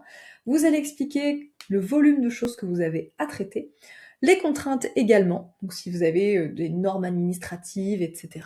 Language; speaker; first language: French; native; French